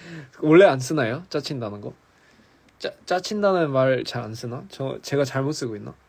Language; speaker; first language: Korean; early bilingual, heritage; English